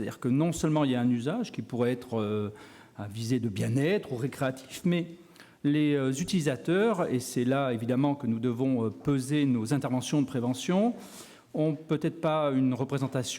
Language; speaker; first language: French; native; French